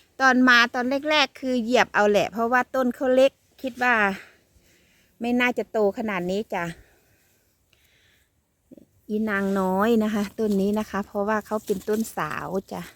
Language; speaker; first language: Thai; native; Thai